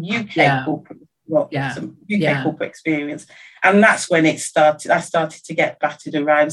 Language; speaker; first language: English; native; English